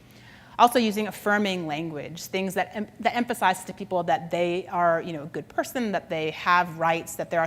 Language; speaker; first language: English; native; English